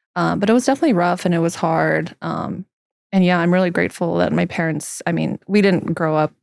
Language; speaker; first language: English; native; English